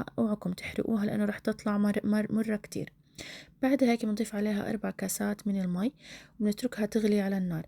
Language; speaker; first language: Arabic; native; Arabic